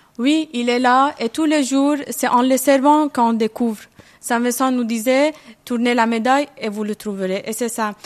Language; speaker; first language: French; non-native, fluent; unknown